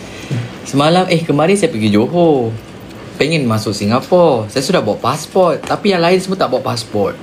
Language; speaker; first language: Malay; native; Malay